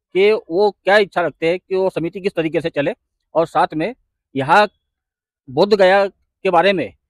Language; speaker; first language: Hindi; non-native, local second language; Marathi